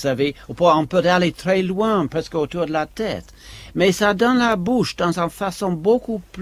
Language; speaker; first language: French; non-native, fluent; English